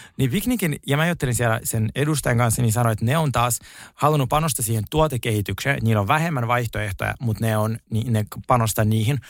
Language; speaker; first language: Finnish; non-native, fluent; Russian